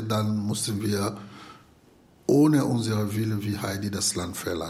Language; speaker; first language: German; non-native, fluent; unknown